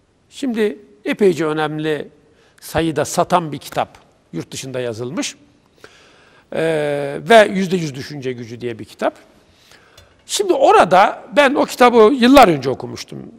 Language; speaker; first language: Turkish; native; Turkish